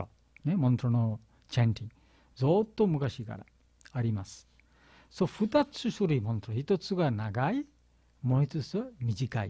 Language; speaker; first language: Japanese; non-native, learner; Bangla